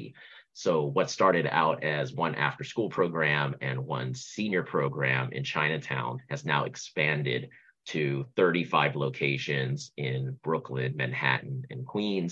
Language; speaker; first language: English; early bilingual, other home language; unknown